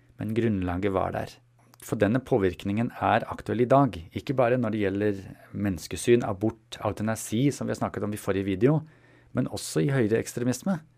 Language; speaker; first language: Norwegian; non-native, fluent; German